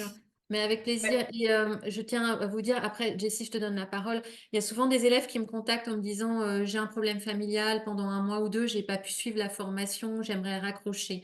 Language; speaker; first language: French; native; French